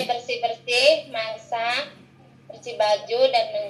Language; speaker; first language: Indonesian; non-native, local second language; Javanese